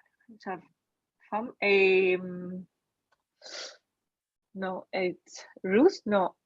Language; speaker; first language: French; non-native, learner; Chinese